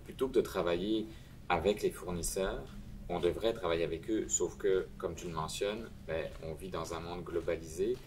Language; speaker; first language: French; native; French